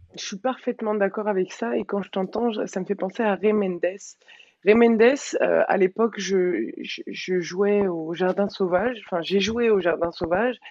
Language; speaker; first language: French; early bilingual, other home language; Arabic